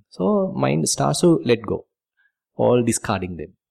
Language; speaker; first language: English; non-native, local second language; Sinhala